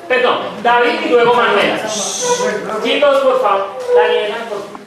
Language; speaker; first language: Spanish; native; Spanish